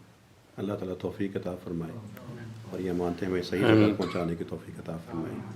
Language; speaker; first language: Urdu; native; Urdu